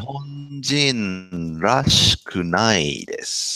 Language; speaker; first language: Japanese; non-native, fluent; English